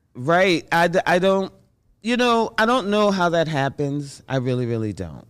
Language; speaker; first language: English; native; English